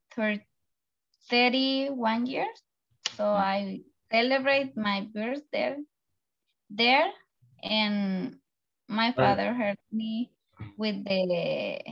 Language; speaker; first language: English; non-native, learner; Spanish